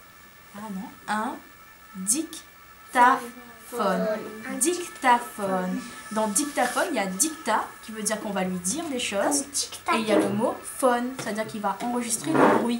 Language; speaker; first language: French; native; French